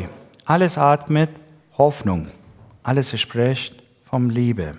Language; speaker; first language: German; non-native, learner; Persian